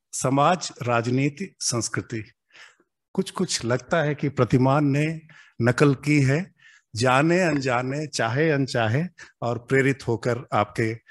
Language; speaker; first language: Hindi; native; Hindi